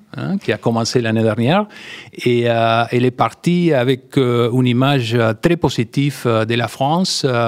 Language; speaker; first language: French; non-native, fluent; Spanish